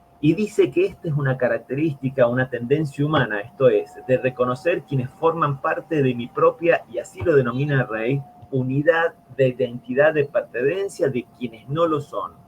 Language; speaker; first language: Spanish; native; Spanish